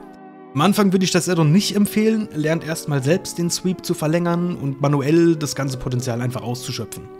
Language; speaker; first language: German; native; German